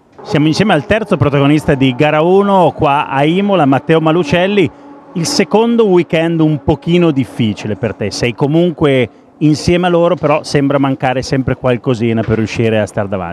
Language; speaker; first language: Italian; native; Italian